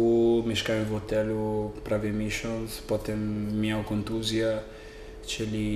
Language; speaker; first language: Polish; non-native, learner; Italian